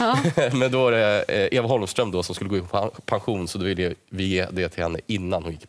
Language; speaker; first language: Swedish; native; Swedish